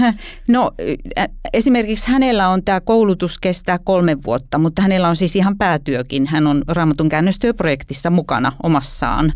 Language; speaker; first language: Finnish; native; Finnish